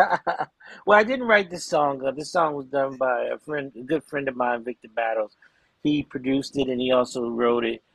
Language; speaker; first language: English; native; English